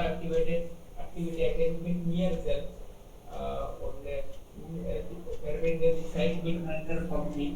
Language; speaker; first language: German; non-native, learner; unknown